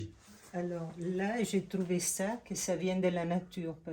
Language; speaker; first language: French; non-native, fluent; Italian